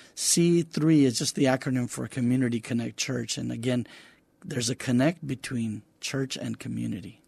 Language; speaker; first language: English; native; English